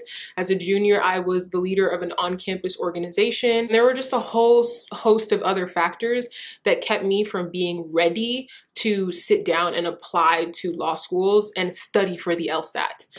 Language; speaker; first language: English; early bilingual, other home language; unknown